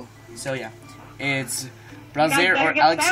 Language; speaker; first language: English; native; English